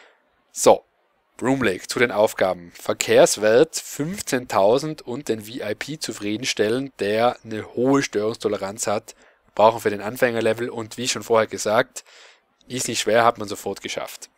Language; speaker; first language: German; native; German